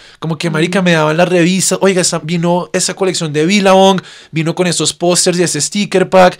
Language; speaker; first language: Spanish; native; Spanish